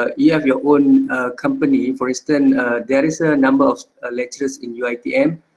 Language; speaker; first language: English; non-native, local second language; Malay